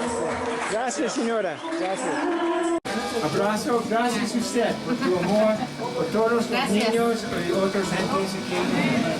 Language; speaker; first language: Spanish; non-native, learner; English